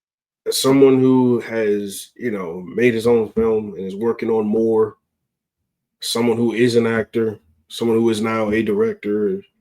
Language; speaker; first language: English; native; English